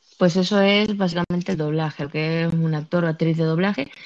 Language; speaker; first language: Spanish; native; Spanish